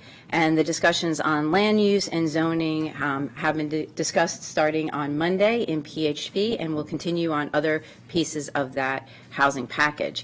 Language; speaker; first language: English; native; English